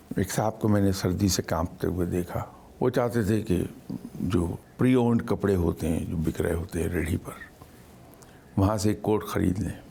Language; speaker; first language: Urdu; native; Urdu